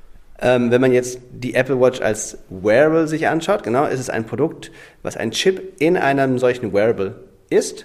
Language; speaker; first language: German; native; German